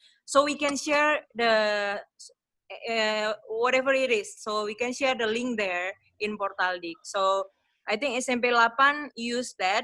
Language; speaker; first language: English; non-native, learner; Indonesian